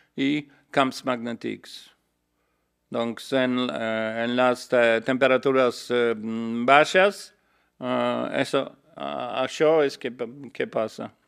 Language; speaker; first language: Catalan; non-native, learner; Polish